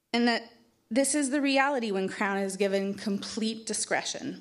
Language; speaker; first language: English; native; English